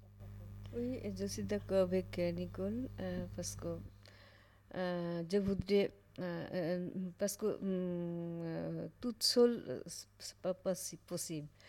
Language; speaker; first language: French; non-native, learner; Bangla